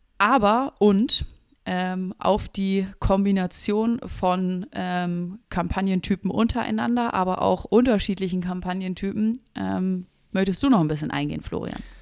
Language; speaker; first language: German; native; German